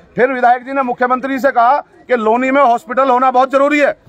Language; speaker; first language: Hindi; native; Hindi